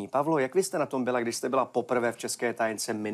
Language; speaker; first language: Czech; native; Czech